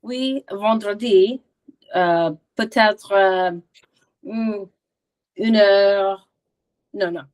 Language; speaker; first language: French; non-native, learner; English